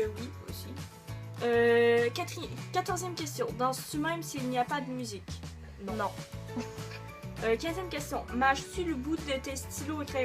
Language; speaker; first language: French; native; French